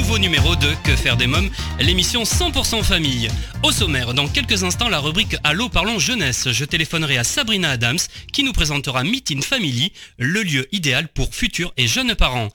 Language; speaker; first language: French; native; French